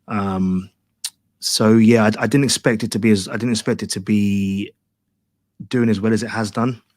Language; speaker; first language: English; native; English